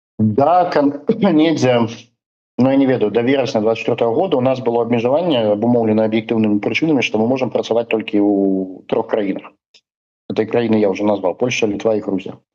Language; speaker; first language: Belarusian; non-native, local second language; Russian